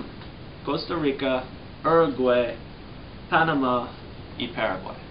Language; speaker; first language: Spanish; non-native, learner; English